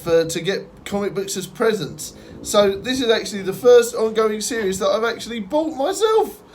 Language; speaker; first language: English; native; English